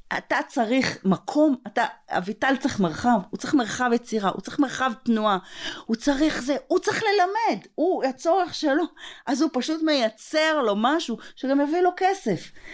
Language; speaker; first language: Hebrew; native; Hebrew